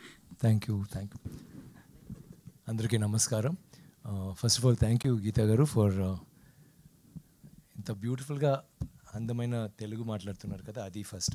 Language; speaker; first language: Telugu; non-native, learner; Tamil